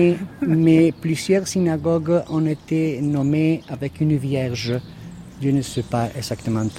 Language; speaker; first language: French; non-native, fluent; Spanish